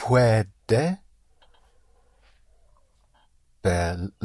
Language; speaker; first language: Spanish; non-native, learner; English